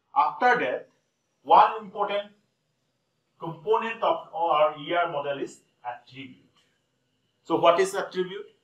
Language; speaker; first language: English; non-native, local second language; Assamese